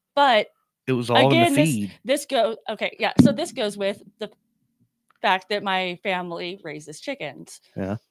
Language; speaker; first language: English; native; English